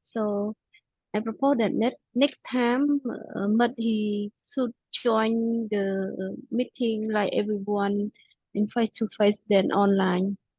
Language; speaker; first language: English; non-native, local second language; Khmer